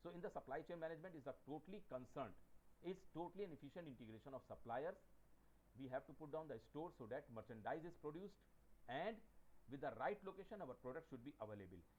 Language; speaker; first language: English; non-native, local second language; Hindi